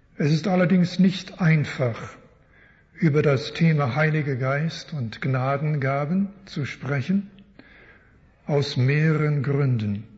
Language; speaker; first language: German; early bilingual, heritage; German